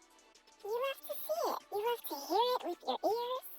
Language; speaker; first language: English; native; English